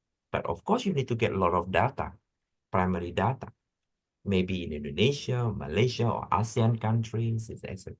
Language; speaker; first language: English; non-native, fluent; Indonesian